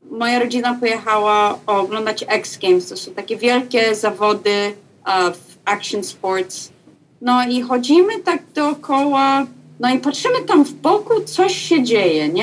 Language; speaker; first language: Polish; early bilingual, heritage; Polish